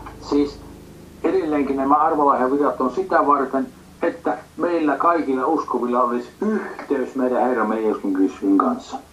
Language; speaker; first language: Finnish; native; Finnish